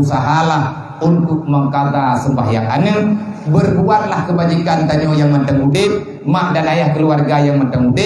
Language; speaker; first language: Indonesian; non-native, local second language; Achinese